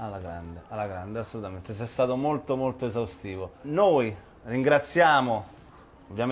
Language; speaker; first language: Italian; native; Italian